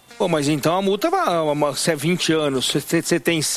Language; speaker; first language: Portuguese; native; Portuguese